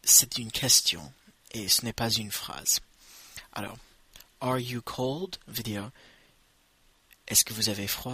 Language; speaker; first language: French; non-native, fluent; English